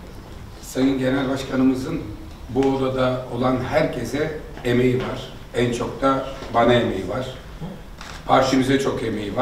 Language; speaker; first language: Turkish; native; Turkish